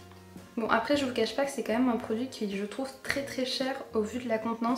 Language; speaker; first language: French; native; French